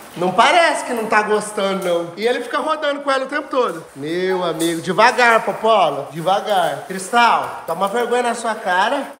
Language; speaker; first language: Portuguese; native; Portuguese